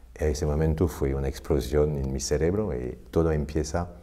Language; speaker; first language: Spanish; non-native, fluent; French